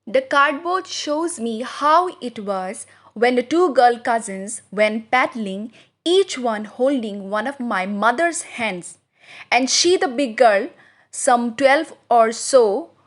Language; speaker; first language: English; non-native, local second language; Assamese